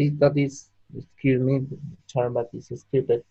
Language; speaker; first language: English; non-native, learner; Spanish